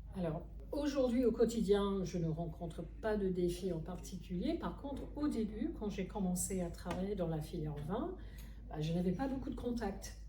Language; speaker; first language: French; non-native, fluent; English